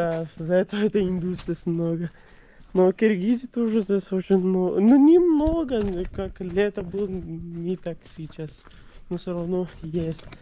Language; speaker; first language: Russian; non-native, learner; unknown